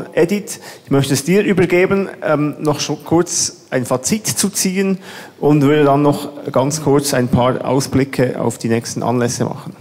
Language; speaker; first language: German; native; German